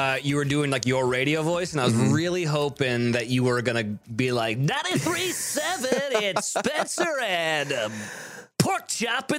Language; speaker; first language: English; native; English